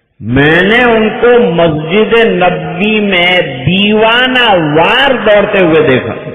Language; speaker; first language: Urdu; non-native, local second language; Gujarati